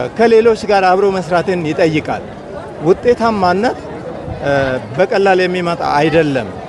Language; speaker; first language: Amharic; non-native, local second language; Wolaytta